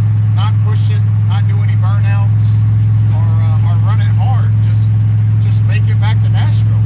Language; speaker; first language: English; native; English